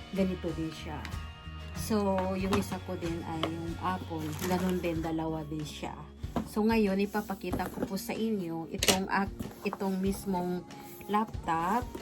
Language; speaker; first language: Filipino; native; Filipino